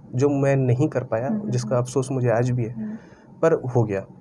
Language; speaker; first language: Hindi; native; Hindi